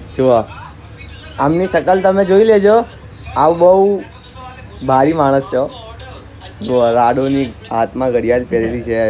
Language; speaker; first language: Gujarati; non-native, local second language; Hindi